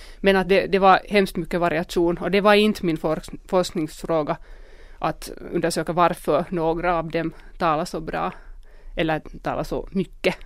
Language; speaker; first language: Swedish; non-native, local second language; Finnish